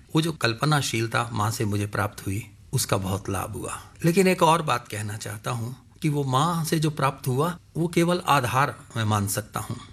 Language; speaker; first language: Hindi; non-native, local second language; Punjabi